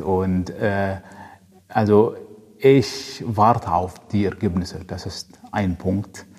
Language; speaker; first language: German; non-native, fluent; Arabic